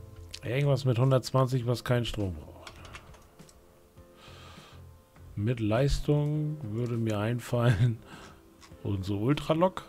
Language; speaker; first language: German; native; German